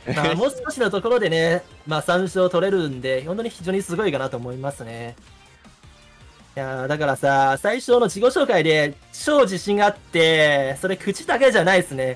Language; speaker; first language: Japanese; non-native, fluent; Chinese